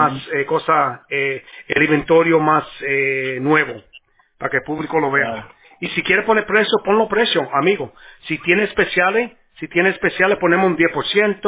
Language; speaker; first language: Spanish; early bilingual, heritage; Spanish